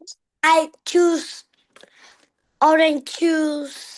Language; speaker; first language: English; non-native, learner; Vietnamese